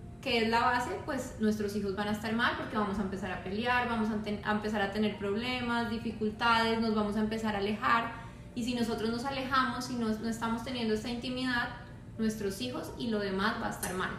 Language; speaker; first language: Spanish; native; Spanish